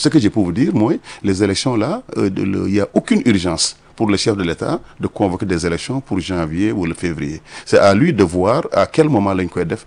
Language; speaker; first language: French; non-native, local second language; Wolof